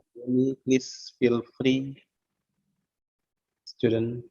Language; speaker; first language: English; non-native, fluent; Indonesian